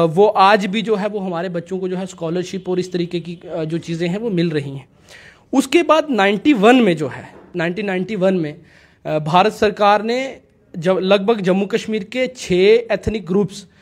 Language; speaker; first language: Hindi; native; Hindi